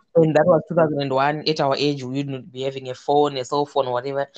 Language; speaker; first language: English; non-native, local second language; Shona